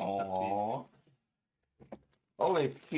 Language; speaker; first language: English; non-native, learner; Thai